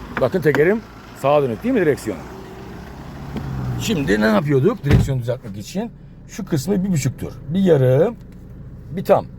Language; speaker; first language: Turkish; native; Turkish